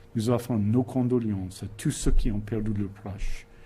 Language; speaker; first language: French; non-native, local second language; English